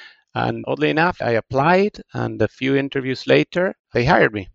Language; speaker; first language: English; non-native, fluent; Spanish